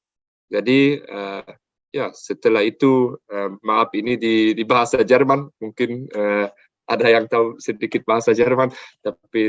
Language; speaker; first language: Indonesian; non-native, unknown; German